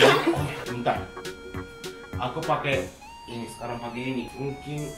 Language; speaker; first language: Indonesian; non-native, fluent; Japanese